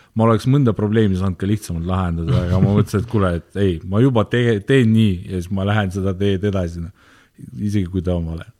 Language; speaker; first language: Estonian; non-native, local second language; Russian